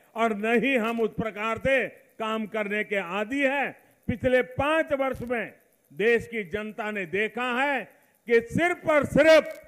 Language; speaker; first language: Hindi; non-native, local second language; Gujarati